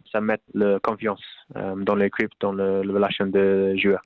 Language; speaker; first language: French; non-native, learner; English